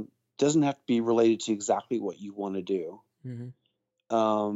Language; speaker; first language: English; native; English